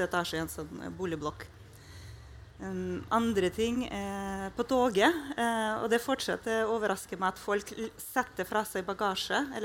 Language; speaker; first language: Norwegian; non-native, fluent; Russian